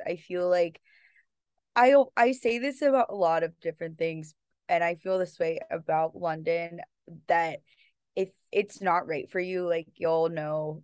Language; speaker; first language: English; native; English